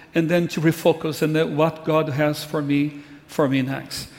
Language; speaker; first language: English; non-native, fluent; Portuguese